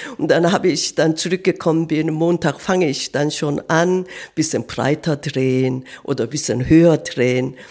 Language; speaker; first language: German; non-native, learner; Korean